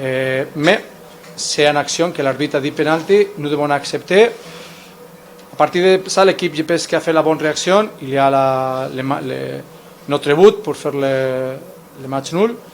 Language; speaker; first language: French; non-native, fluent; Spanish